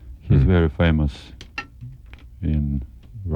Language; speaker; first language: English; non-native, learner; Russian